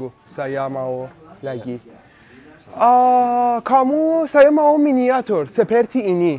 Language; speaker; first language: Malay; non-native, learner; Persian